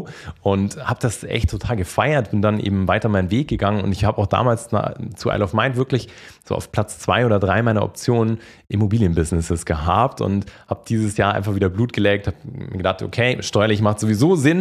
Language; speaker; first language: German; native; German